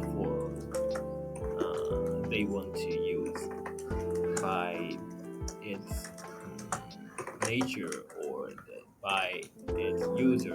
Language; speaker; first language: English; non-native, learner; Japanese